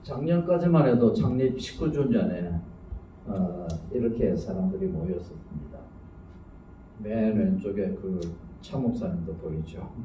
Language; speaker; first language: Korean; native; Korean